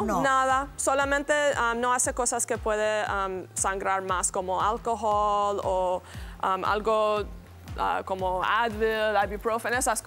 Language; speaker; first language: Spanish; non-native, learner; English